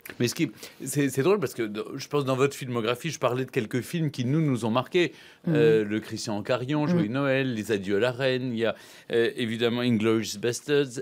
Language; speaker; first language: French; native; French